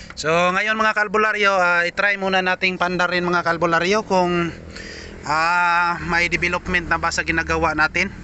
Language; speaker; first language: Filipino; non-native, local second language; Cebuano